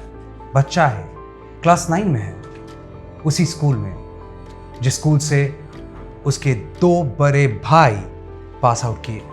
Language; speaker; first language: Hindi; non-native, local second language; Bangla